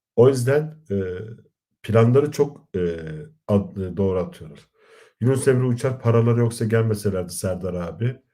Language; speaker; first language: Turkish; native; Turkish